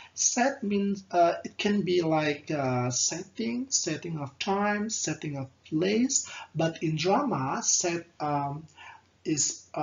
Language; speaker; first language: English; non-native, fluent; Indonesian